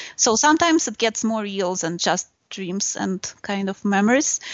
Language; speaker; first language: English; non-native, fluent; Russian